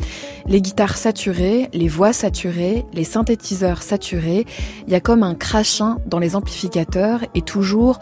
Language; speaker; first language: French; native; French